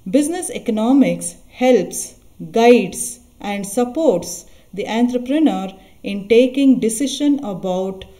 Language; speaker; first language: English; non-native, local second language; Kannada